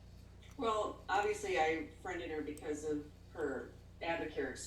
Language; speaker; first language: English; native; English